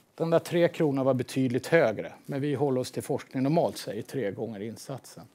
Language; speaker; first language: Swedish; native; Swedish